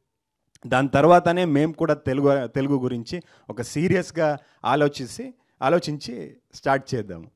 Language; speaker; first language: Telugu; non-native, learner; Kannada